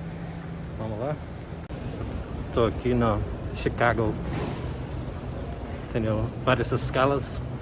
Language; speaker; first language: Portuguese; non-native, fluent; English